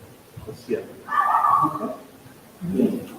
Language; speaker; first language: Spanish; non-native, fluent; English